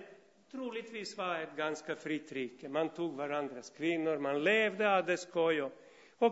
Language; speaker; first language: Swedish; non-native, fluent; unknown